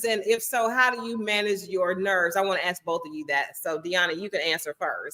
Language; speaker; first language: English; native; English